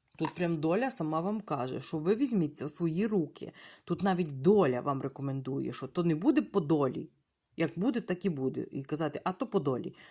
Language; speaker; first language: Ukrainian; non-native, local second language; Russian